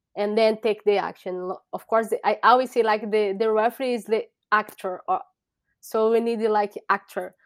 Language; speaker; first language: English; non-native, learner; Portuguese